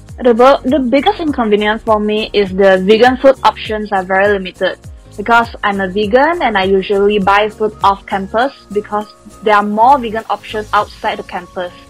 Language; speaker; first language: English; non-native, local second language; Chinese